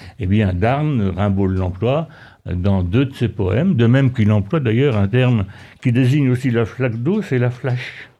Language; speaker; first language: French; native; French